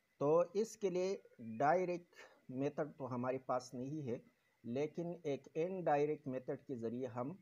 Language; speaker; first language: Urdu; non-native, local second language; Pashto